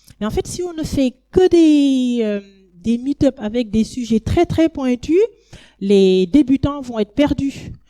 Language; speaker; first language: French; non-native, local second language; Wolof